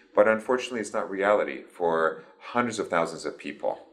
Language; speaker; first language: English; early bilingual, other home language; Persian